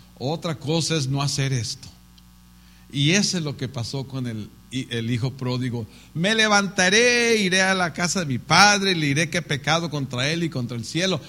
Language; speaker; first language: Spanish; native; Spanish